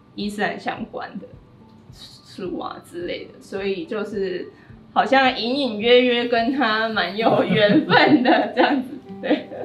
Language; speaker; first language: Chinese; native; Chinese